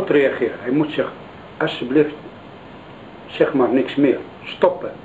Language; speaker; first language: Dutch; non-native, learner; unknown